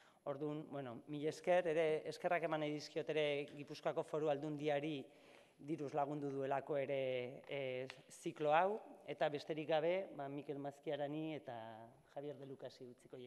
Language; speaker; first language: Basque; native; Basque